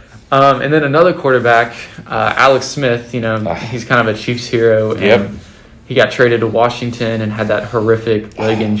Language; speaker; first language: English; native; English